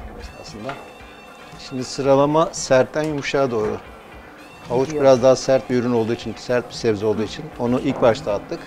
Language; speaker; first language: Turkish; native; Turkish